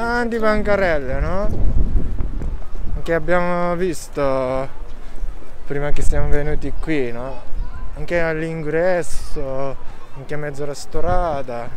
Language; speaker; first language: Italian; non-native, learner; Japanese